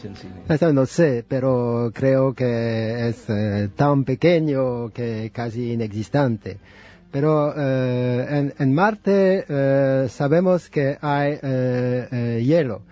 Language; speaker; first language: Spanish; non-native, fluent; French